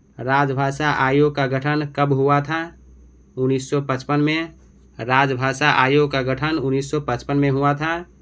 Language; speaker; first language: Hindi; native; Hindi